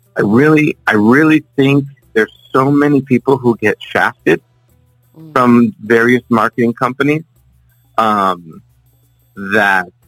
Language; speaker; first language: English; native; English